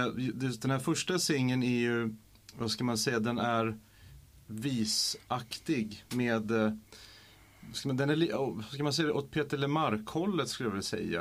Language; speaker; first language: Swedish; native; Swedish